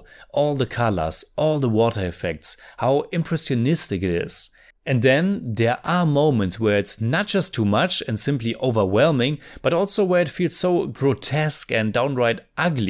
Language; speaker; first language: English; non-native, fluent; German